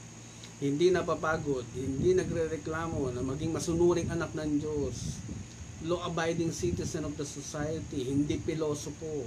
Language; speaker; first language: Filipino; native; Filipino